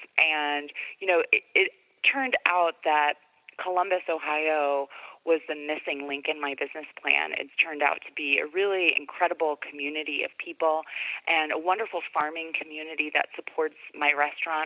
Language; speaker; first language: English; native; English